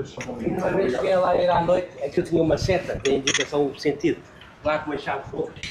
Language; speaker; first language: Portuguese; native; Portuguese